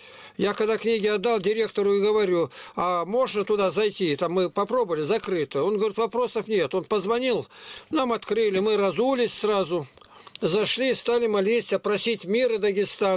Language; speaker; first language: Russian; native; Russian